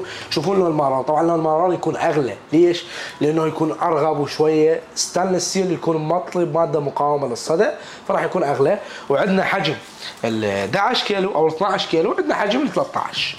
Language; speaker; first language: Arabic; native; Arabic